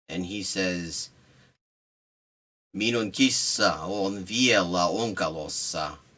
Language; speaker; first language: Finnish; non-native, learner; English